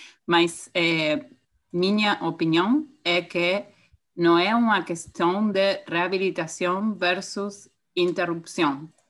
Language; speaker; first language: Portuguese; non-native, fluent; Spanish